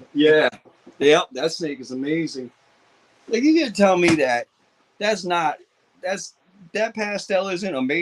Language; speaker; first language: English; native; English